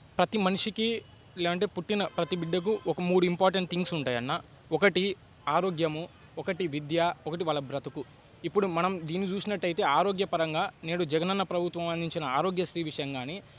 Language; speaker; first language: Telugu; native; Telugu